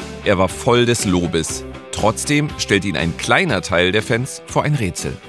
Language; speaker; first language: German; native; German